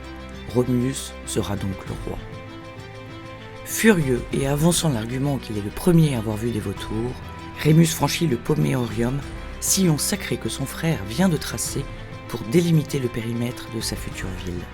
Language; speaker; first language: French; native; French